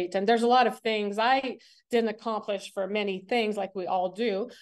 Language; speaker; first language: English; non-native, fluent; French